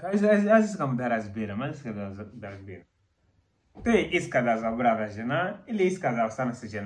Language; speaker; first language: Bulgarian; non-native, learner; Portuguese